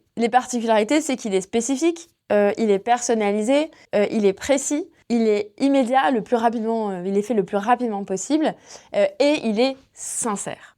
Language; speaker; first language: French; native; French